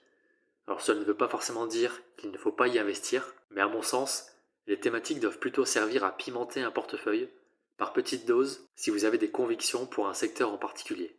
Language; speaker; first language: French; native; French